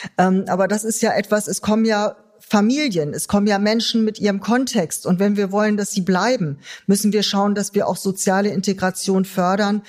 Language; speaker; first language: German; native; German